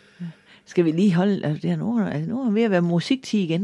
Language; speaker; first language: Danish; native; Danish